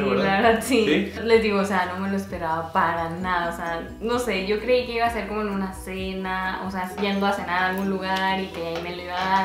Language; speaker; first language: Spanish; native; Spanish